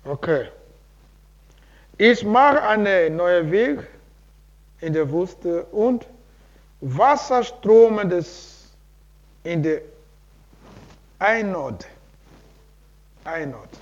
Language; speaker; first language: German; non-native, learner; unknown